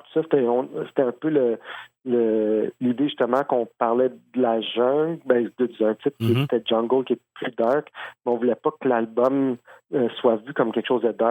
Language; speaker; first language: French; native; French